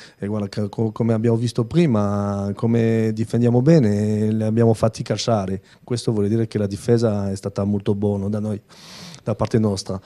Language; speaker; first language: Italian; non-native, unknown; French